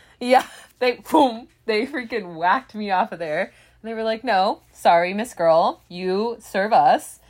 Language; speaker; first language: English; native; English